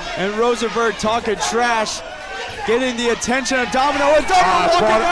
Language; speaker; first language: English; native; English